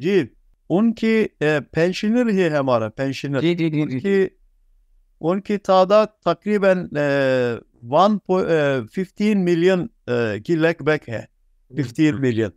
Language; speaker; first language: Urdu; non-native, fluent; Turkish